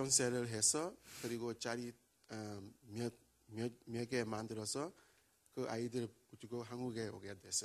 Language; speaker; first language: Korean; non-native, learner; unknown